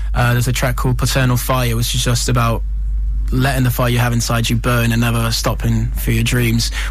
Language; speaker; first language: English; non-native, fluent; Italian